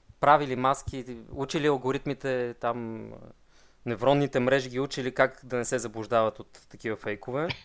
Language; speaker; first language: Bulgarian; native; Bulgarian